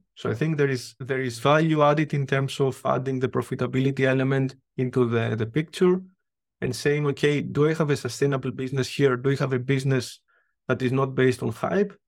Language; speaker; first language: English; non-native, fluent; Greek